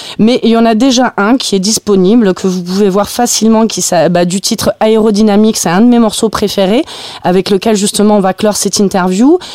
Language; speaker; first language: French; native; French